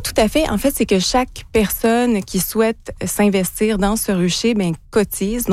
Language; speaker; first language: French; native; French